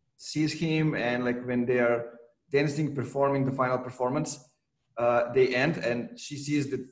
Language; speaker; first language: English; non-native, fluent; Serbian